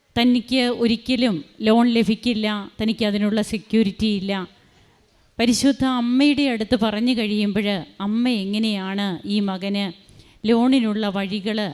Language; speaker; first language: Malayalam; native; Malayalam